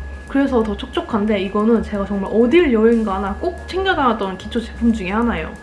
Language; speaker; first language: Korean; native; Korean